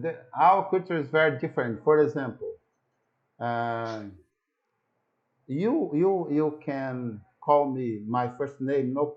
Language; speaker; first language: English; non-native, learner; Portuguese